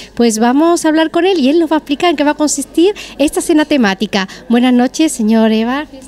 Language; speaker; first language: Spanish; native; Spanish